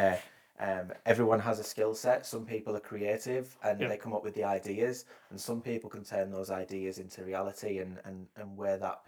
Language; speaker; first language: English; native; English